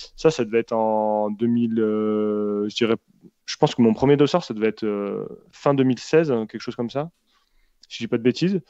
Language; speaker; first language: French; native; French